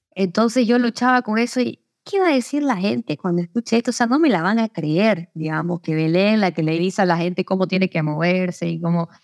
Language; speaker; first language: Spanish; native; Spanish